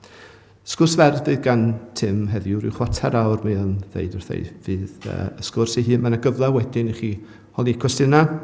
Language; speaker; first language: Welsh; native; Welsh